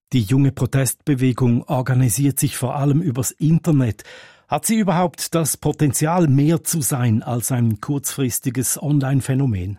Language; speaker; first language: German; native; German